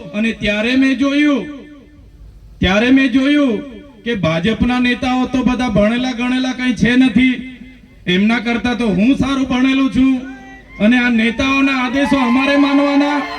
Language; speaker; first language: Gujarati; non-native, local second language; Vasavi